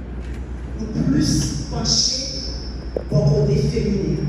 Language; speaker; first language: French; non-native, local second language; Haitian Creole